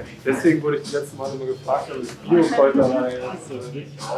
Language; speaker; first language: German; non-native, learner; Korean